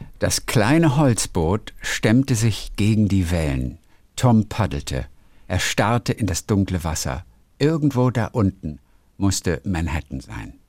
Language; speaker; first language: German; native; German